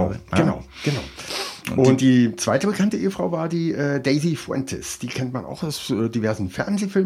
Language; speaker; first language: German; native; German